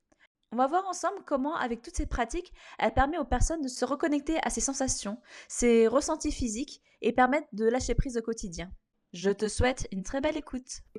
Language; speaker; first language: French; native; French